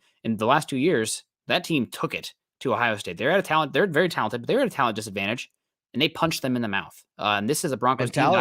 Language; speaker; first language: English; native; English